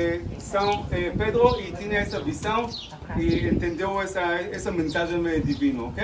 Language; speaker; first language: Portuguese; non-native, fluent; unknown